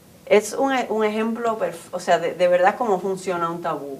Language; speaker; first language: Spanish; native; Spanish